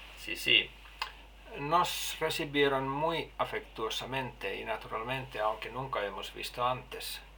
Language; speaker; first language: Spanish; non-native, learner; Finnish